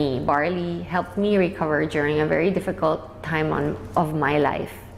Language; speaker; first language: English; non-native, local second language; Filipino